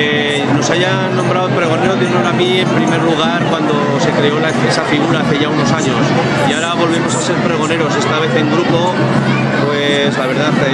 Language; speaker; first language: Spanish; native; Spanish